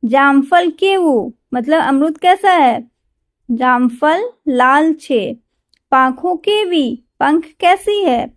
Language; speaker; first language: Hindi; non-native, local second language; Gujarati